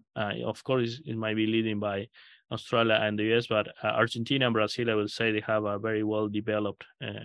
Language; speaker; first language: English; non-native, fluent; Spanish